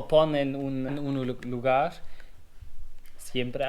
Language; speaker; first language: Spanish; non-native, learner; German